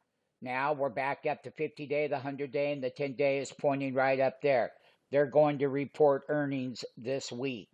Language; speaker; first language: English; native; English